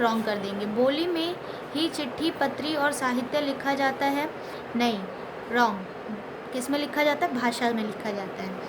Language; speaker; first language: Hindi; native; Hindi